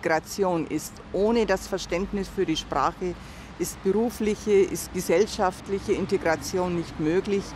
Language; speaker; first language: German; native; German